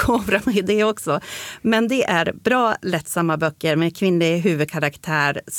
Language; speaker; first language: Swedish; native; Swedish